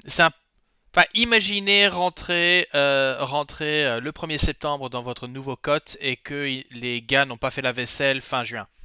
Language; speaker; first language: French; native; French